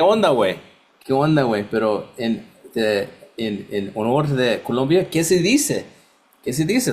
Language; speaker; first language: Spanish; non-native, learner; English